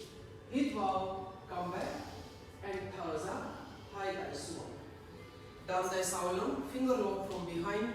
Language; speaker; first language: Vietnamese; non-native, learner; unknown